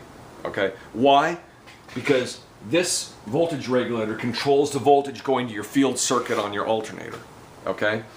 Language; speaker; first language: English; native; English